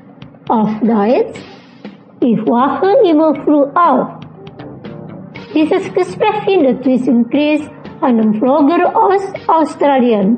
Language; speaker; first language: German; non-native, fluent; Indonesian